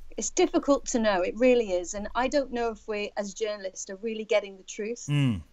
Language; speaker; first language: English; native; English